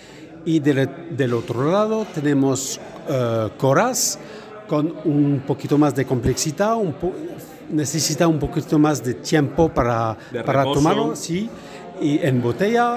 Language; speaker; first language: Spanish; non-native, fluent; French